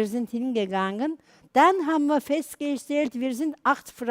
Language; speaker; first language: German; non-native, learner; Turkish